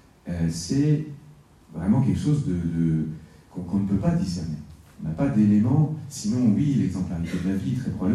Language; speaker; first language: French; native; French